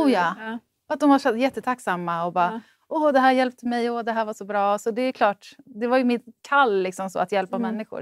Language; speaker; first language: Swedish; native; Swedish